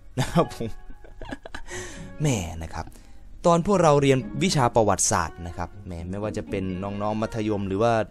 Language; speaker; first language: Thai; native; Thai